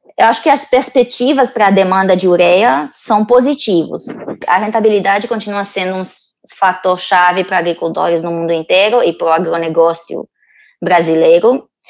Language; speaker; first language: Portuguese; non-native, fluent; Romanian